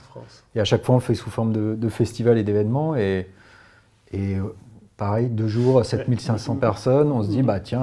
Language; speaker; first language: French; native; French